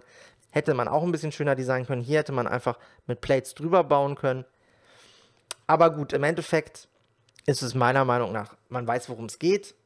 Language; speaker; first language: German; native; German